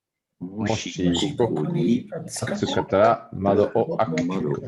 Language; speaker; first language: Japanese; non-native, learner; English